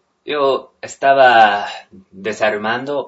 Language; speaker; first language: Spanish; non-native, learner; Japanese